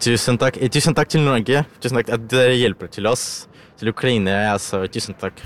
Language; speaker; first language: Norwegian; non-native, learner; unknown